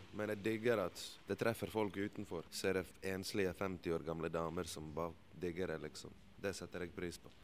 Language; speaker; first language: Norwegian; early bilingual, other home language; Bosnian